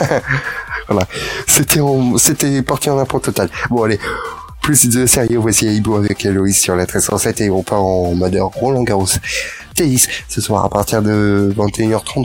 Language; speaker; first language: French; native; French